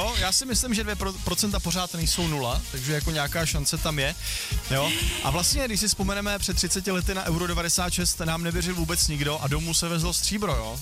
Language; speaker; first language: Czech; native; Czech